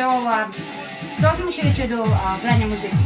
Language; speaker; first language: Polish; early bilingual, heritage; Polish